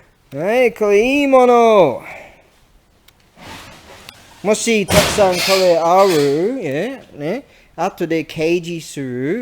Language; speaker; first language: Japanese; non-native, learner; English